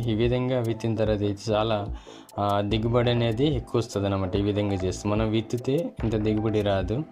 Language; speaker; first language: Telugu; non-native, local second language; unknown